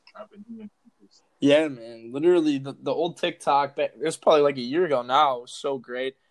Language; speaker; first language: English; native; English